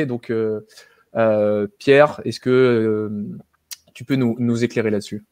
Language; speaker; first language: French; native; French